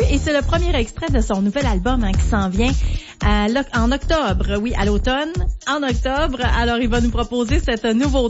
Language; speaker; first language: French; native; French